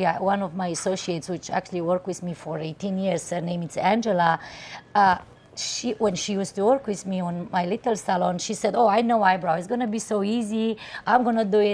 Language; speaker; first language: English; non-native, fluent; Romanian